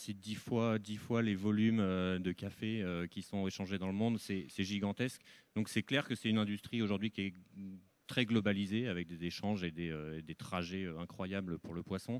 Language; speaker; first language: French; native; French